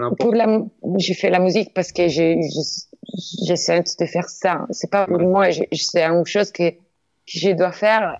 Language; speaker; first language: French; non-native, learner; Italian